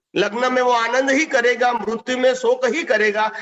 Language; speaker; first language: Hindi; non-native, local second language; Gujarati